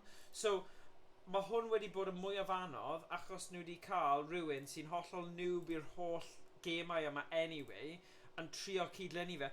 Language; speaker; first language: Welsh; native; Welsh